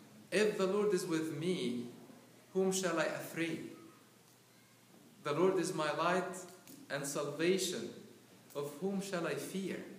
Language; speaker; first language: English; non-native, fluent; Arabic